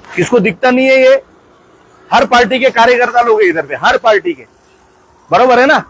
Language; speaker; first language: Hindi; non-native, local second language; Marathi